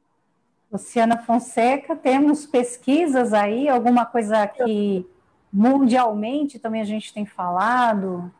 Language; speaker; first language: Portuguese; native; Portuguese